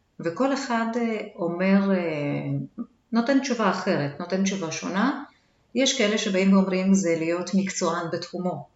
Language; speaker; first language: Hebrew; native; Hebrew